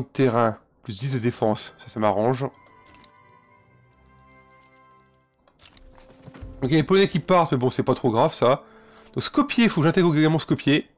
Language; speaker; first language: French; native; French